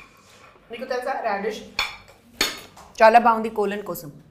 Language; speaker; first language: Telugu; non-native, learner; Hindi